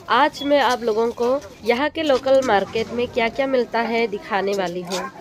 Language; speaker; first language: Hindi; non-native, local second language; Kok Borok